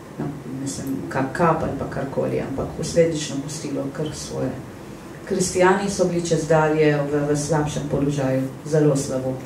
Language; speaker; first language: Slovenian; non-native, fluent; Arabic